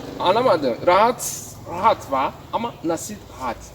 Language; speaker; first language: Turkish; non-native, learner; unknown